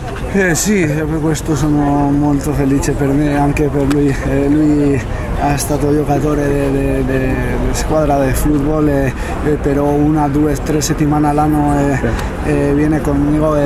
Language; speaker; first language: Italian; non-native, learner; Spanish